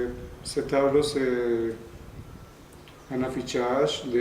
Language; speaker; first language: French; non-native, fluent; Spanish